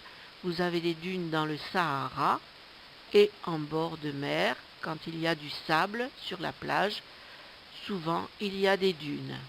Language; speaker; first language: French; native; French